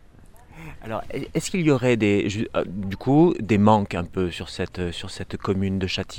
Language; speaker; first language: French; native; French